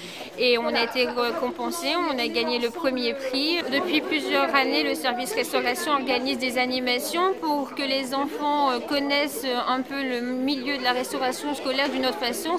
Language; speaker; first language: French; native; French